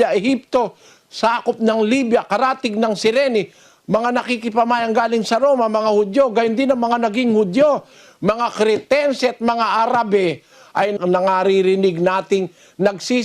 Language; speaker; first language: Filipino; native; Filipino